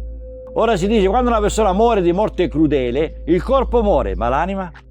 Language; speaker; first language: Italian; native; Italian